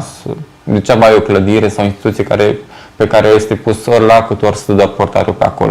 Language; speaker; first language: Romanian; non-native, local second language; Ukrainian